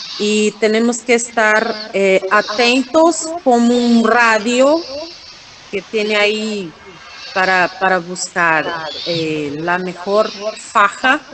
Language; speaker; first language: Spanish; non-native, fluent; Portuguese